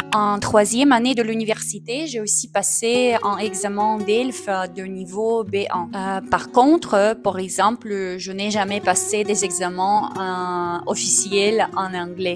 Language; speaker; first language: French; non-native, fluent; Russian